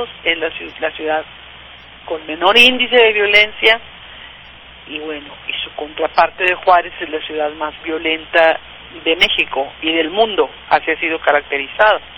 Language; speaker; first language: Spanish; native; Spanish